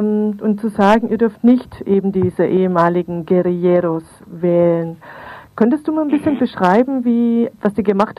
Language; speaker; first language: German; native; German